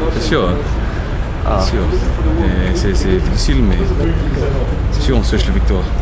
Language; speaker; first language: French; non-native, learner; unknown